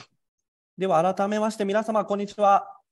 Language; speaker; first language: Japanese; native; Japanese